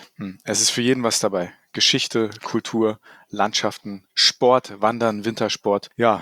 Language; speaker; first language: German; native; German